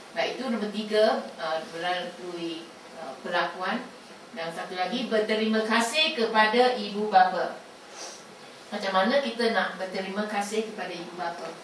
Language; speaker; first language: Malay; non-native, local second language; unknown